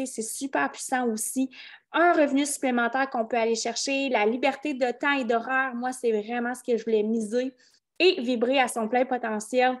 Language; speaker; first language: French; native; French